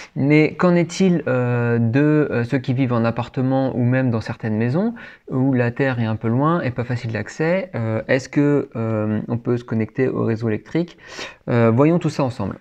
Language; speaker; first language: French; native; French